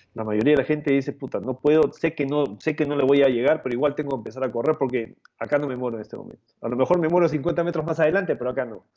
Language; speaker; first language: Spanish; native; Spanish